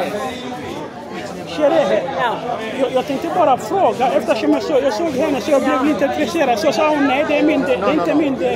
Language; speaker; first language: Swedish; non-native, fluent; Swahili